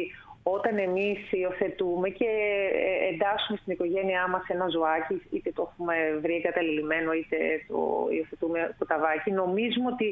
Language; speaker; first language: Greek; native; Greek